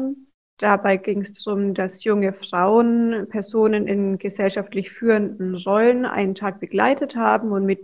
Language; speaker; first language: German; native; German